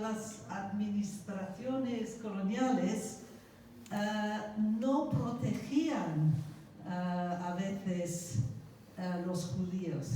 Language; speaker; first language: Spanish; non-native, fluent; English